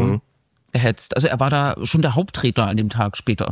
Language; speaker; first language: German; native; German